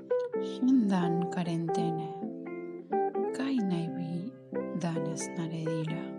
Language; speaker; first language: Slovenian; early bilingual, heritage; Slovenian